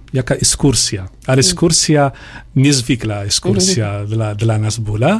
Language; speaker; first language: Polish; non-native, learner; Italian